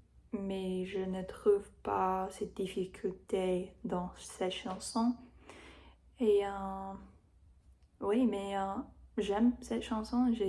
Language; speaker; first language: French; non-native, learner; English